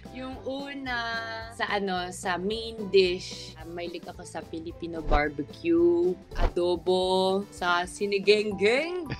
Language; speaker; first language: Filipino; early bilingual, heritage; Filipino